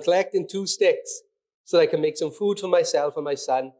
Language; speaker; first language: English; native; English